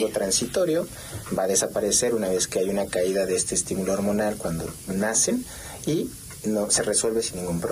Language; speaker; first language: Spanish; native; Spanish